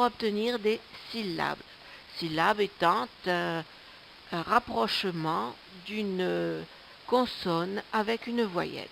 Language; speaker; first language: French; native; French